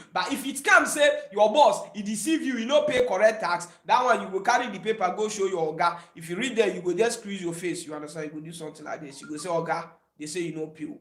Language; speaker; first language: Nigerian Pidgin; native; Nigerian Pidgin